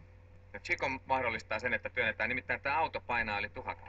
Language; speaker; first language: Finnish; native; Finnish